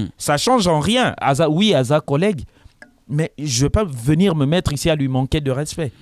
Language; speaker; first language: French; non-native, local second language; Lingala